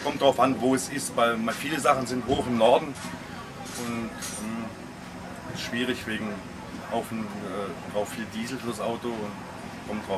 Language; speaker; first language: German; native; German